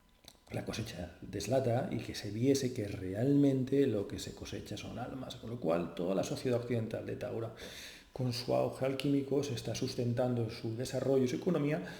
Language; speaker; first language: Spanish; native; Spanish